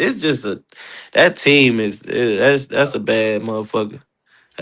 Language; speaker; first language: English; native; English